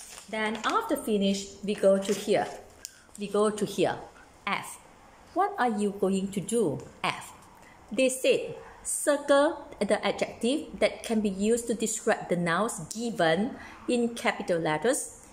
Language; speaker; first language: English; non-native, local second language; Chinese